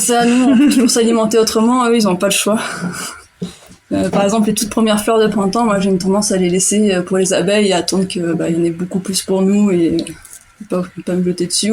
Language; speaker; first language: French; native; French